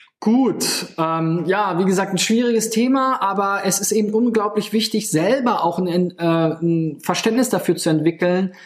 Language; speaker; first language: German; native; German